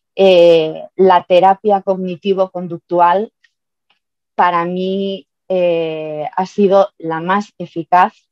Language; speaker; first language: Spanish; native; Spanish